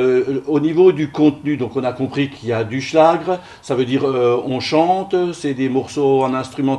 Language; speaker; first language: French; native; French